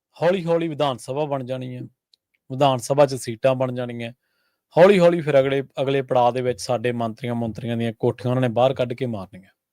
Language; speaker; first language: Punjabi; native; Punjabi